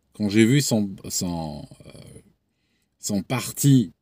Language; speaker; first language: French; non-native, local second language; Arabic